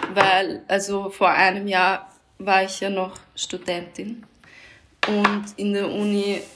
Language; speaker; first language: German; native; German